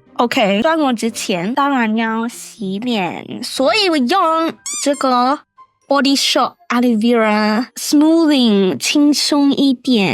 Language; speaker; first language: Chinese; non-native, learner; English